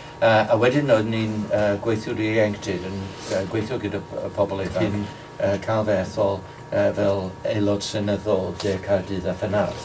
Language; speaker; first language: Welsh; non-native, local second language; English